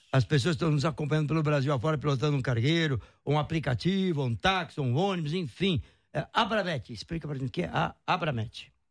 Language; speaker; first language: Portuguese; native; Portuguese